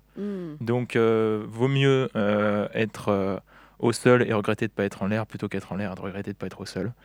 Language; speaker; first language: French; native; French